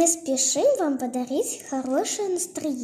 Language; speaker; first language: Russian; native; Russian